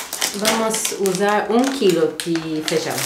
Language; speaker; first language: Portuguese; non-native, learner; Croatian